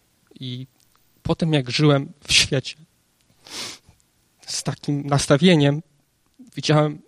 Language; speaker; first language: Polish; early bilingual, heritage; Polish